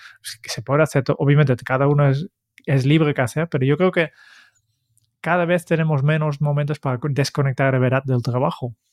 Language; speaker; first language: Spanish; non-native, fluent; Dutch